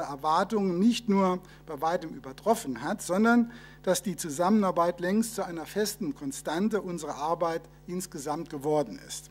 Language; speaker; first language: German; native; German